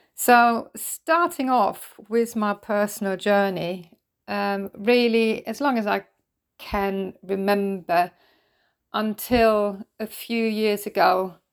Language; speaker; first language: English; non-native, fluent; German